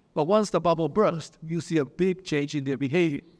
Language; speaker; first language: English; early bilingual, other home language; Japanese